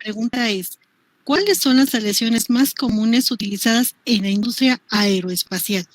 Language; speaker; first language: Spanish; native; Spanish